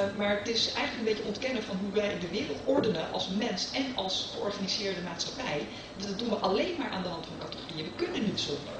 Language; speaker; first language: Dutch; early bilingual, other home language; Serbian